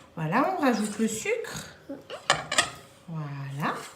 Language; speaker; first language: French; native; French